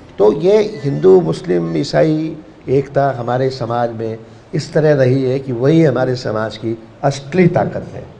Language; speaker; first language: Hindi; native; Hindi